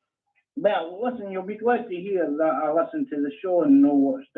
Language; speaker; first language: English; native; English